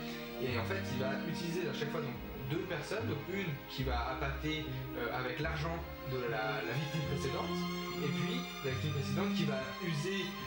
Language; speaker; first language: French; native; French